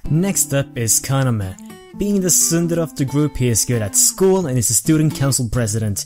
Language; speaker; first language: English; native; English